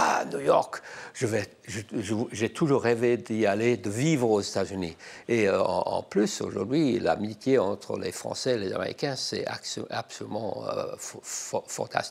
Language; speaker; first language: French; non-native, fluent; English